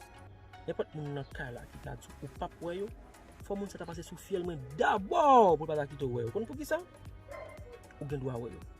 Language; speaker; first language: French; non-native, local second language; Haitian Creole